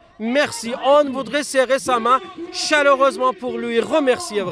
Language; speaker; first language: French; non-native, fluent; Persian